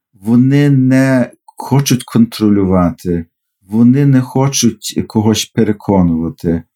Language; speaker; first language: Ukrainian; early bilingual, heritage; Ukrainian